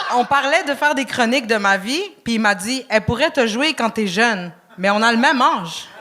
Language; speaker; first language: French; early bilingual, other home language; Arabic